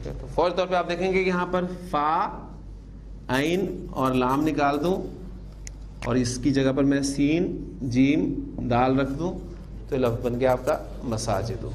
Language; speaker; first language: Urdu; native; Urdu